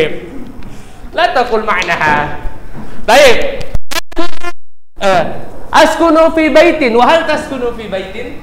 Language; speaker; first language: Arabic; non-native, fluent; Indonesian